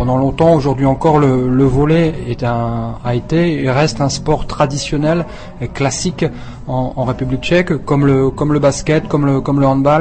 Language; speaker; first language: French; native; French